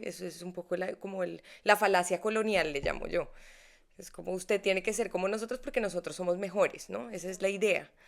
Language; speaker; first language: Spanish; native; Spanish